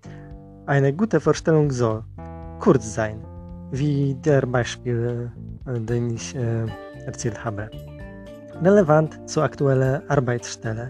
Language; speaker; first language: German; non-native, fluent; Polish